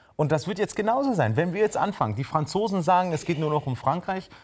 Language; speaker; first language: German; native; German